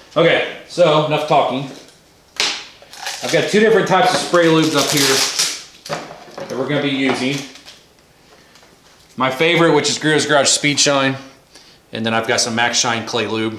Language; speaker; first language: English; native; English